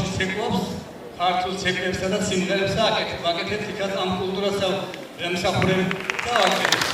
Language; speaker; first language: Georgian; early bilingual, heritage; Georgian